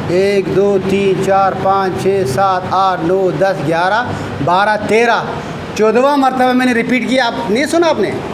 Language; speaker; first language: Urdu; native; Urdu